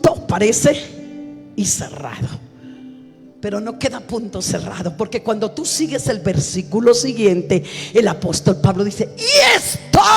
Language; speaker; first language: Spanish; native; Spanish